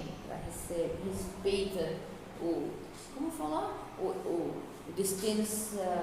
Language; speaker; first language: Portuguese; non-native, fluent; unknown